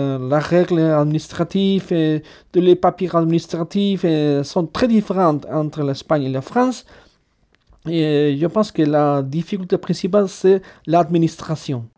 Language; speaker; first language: French; non-native, fluent; Basque